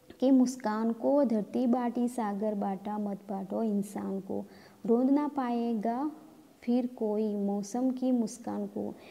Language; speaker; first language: Hindi; non-native, local second language; Gamit